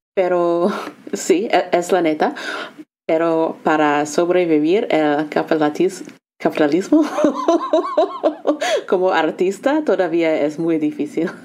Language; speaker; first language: Spanish; non-native, learner; English